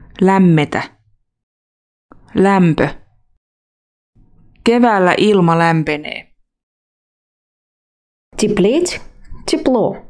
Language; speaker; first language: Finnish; non-native, fluent; Russian